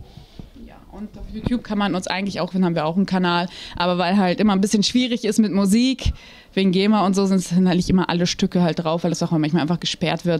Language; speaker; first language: German; native; German